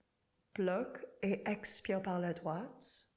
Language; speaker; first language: French; non-native, fluent; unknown